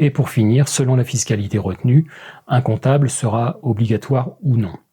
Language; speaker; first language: French; native; French